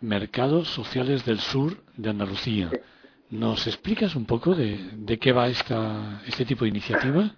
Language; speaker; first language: Spanish; native; Spanish